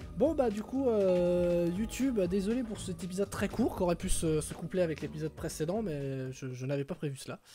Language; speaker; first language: French; native; French